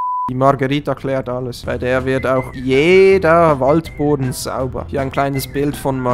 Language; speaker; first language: German; native; German